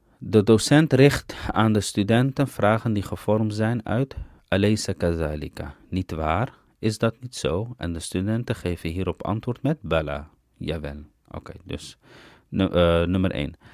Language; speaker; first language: Dutch; early bilingual, other home language; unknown